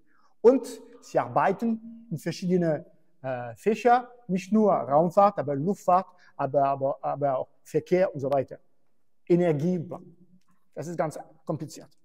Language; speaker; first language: German; non-native, fluent; French